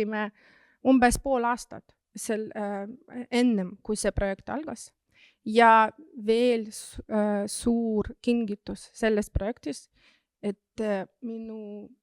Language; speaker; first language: Estonian; non-native, local second language; Russian